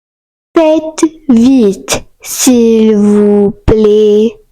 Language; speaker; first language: French; non-native, learner; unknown